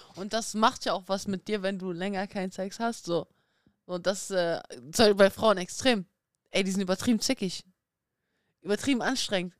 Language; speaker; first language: German; early bilingual, other home language; Russian